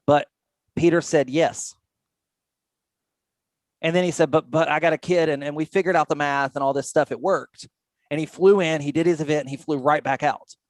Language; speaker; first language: English; native; English